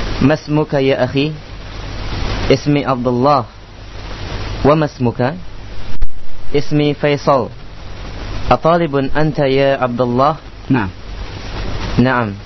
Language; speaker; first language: Arabic; non-native, fluent; Indonesian